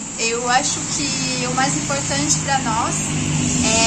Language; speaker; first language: Portuguese; non-native, fluent; French